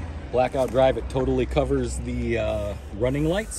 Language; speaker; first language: English; native; English